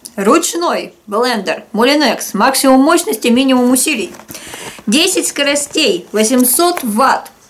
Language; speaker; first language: Russian; native; Russian